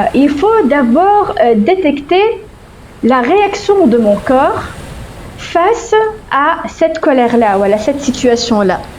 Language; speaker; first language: French; non-native, local second language; Arabic